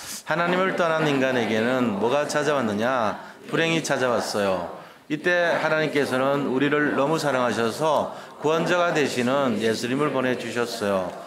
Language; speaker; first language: Korean; native; Korean